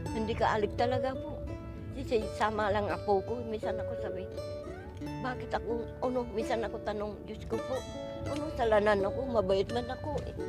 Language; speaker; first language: Filipino; non-native, learner; Vietnamese